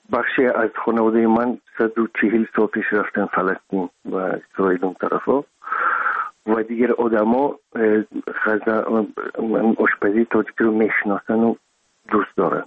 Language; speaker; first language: Persian; non-native, local second language; Russian